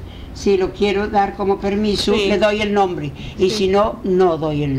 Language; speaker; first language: Spanish; early bilingual, heritage; Spanish